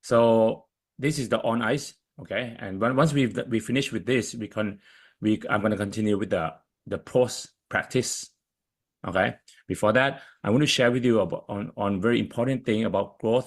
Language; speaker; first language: English; non-native, fluent; Thai